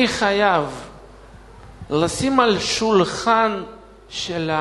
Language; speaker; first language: Hebrew; non-native, fluent; Russian